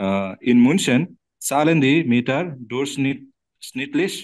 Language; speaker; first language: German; non-native, learner; Bangla